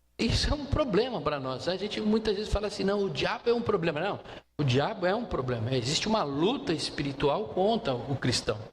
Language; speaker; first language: Portuguese; native; Portuguese